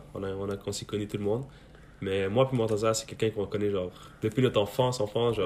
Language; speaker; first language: French; early bilingual, other home language; Persian